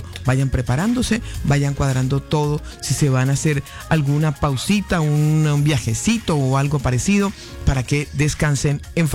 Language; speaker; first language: Spanish; native; Spanish